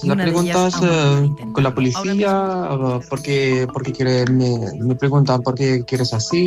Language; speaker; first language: Spanish; non-native, learner; Arabic